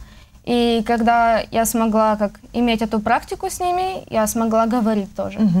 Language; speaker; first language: Russian; non-native, learner; English